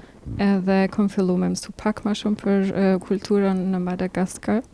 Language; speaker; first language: Albanian; early bilingual, heritage; Albanian